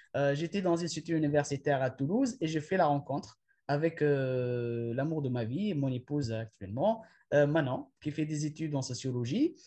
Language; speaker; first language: French; non-native, local second language; Arabic